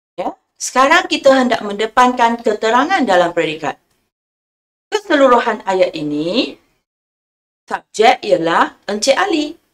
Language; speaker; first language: Malay; non-native, local second language; Chinese